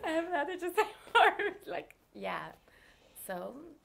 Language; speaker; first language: English; non-native, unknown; Portuguese